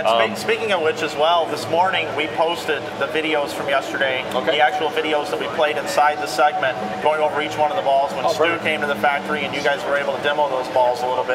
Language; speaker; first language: English; native; English